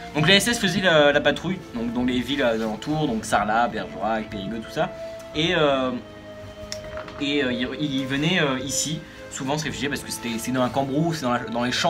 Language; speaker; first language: French; native; French